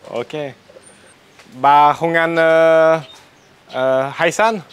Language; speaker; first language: Vietnamese; non-native, learner; French